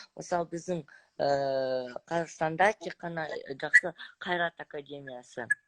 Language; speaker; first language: Kazakh; non-native, local second language; Russian